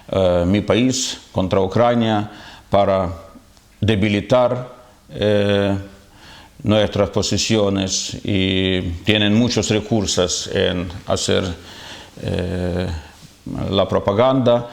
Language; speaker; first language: Spanish; non-native, fluent; Ukrainian